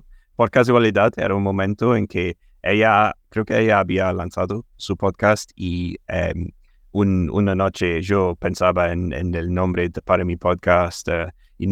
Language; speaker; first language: Spanish; non-native, fluent; English